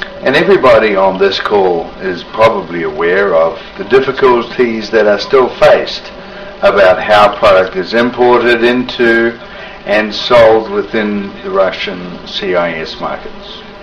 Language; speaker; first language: English; native; English